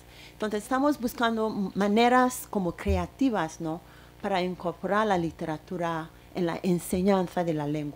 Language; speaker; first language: Spanish; non-native, fluent; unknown